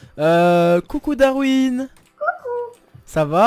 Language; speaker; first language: French; native; French